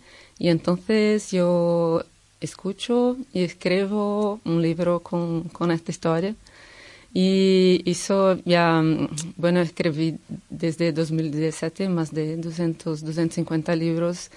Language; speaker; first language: Spanish; non-native, fluent; Portuguese